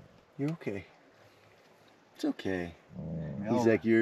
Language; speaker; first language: English; native; English